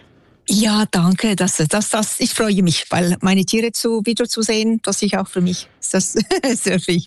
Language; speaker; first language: German; non-native, local second language; French